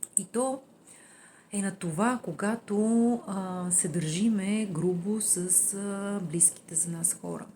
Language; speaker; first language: Bulgarian; native; Bulgarian